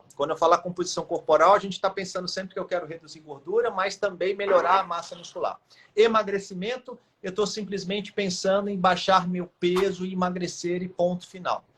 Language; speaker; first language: Portuguese; native; Portuguese